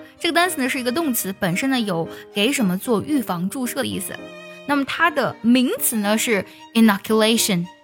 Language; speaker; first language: Chinese; native; Chinese